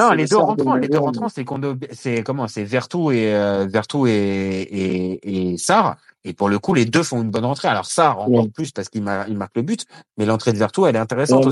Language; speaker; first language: French; native; French